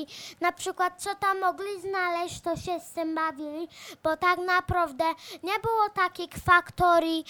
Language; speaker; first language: Polish; early bilingual, heritage; Polish